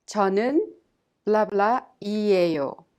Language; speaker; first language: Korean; non-native, fluent; English